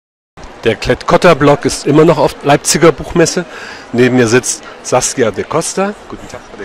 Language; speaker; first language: German; native; German